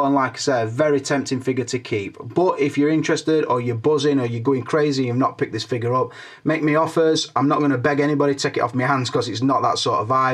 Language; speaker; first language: English; native; English